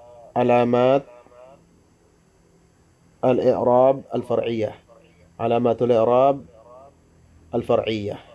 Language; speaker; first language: Arabic; non-native, fluent; Tausug